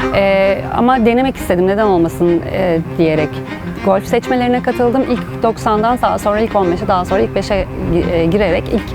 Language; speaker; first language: Turkish; native; Turkish